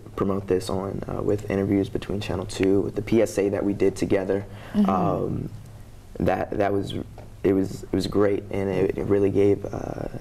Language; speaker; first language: English; native; English